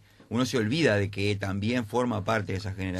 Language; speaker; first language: Spanish; native; Spanish